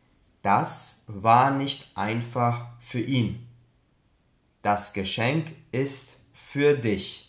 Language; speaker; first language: German; non-native, fluent; Albanian